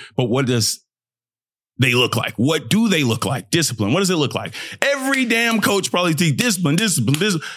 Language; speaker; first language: English; early bilingual, other home language; Yoruba